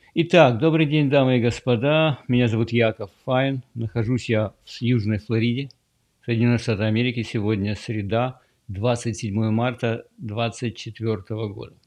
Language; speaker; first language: Russian; native; Russian